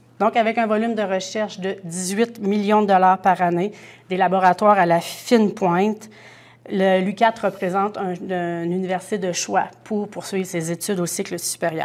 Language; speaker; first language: French; native; French